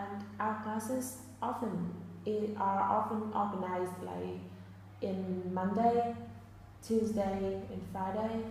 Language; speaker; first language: English; non-native, fluent; Vietnamese